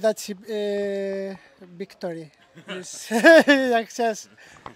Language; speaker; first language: Polish; non-native, learner; Spanish